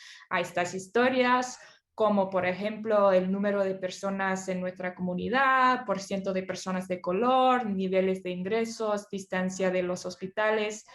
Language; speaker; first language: Spanish; non-native, fluent; English